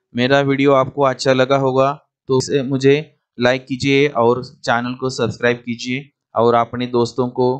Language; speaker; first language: Hindi; non-native, local second language; Marathi